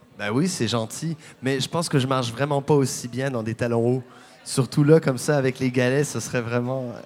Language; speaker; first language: French; native; French